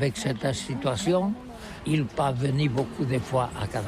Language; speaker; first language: French; non-native, learner; Catalan